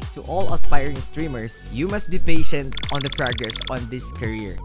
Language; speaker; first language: English; non-native, local second language; Waray